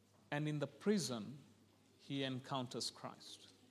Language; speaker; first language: English; non-native, local second language; Malayalam